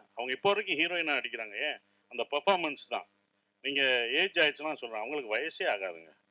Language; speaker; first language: Tamil; native; Tamil